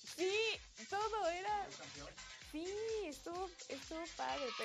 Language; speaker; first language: Spanish; native; Spanish